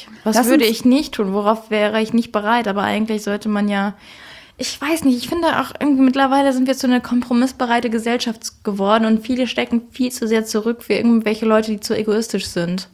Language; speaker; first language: German; native; German